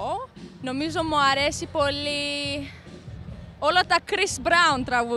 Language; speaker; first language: Greek; early bilingual, heritage; English